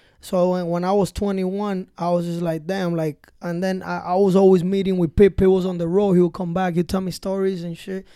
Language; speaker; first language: English; early bilingual, other home language; Spanish